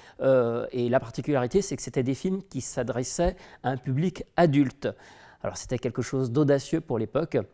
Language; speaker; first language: French; native; French